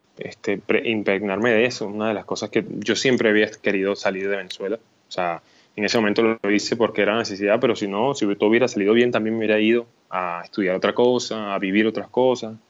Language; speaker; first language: Spanish; native; Spanish